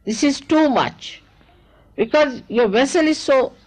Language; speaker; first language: English; non-native, local second language; Marathi